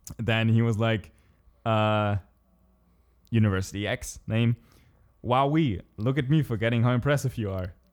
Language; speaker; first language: English; non-native, fluent; German